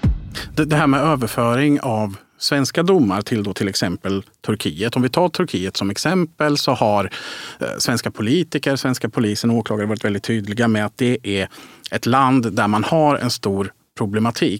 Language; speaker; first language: Swedish; native; Swedish